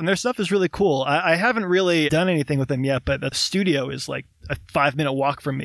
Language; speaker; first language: English; native; English